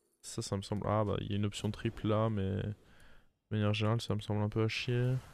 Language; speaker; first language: French; native; French